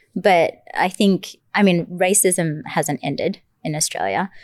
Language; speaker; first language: English; early bilingual, other home language; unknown